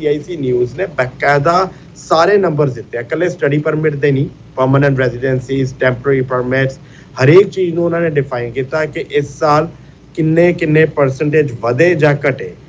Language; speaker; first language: Punjabi; early bilingual, heritage; Punjabi